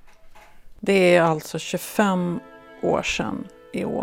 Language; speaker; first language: Swedish; native; Swedish